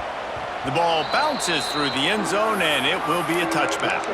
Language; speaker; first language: English; native; English